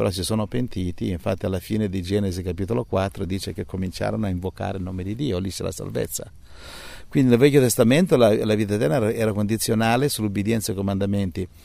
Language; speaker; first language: Italian; native; Italian